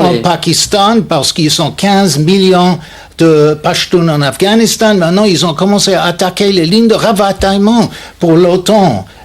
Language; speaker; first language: French; non-native, fluent; English